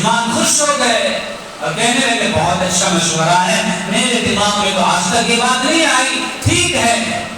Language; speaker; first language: Urdu; native; Urdu